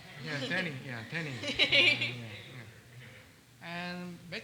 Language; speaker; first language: English; non-native, learner; Korean